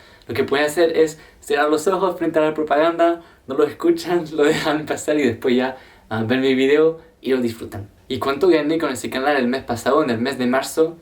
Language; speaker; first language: Spanish; non-native, fluent; French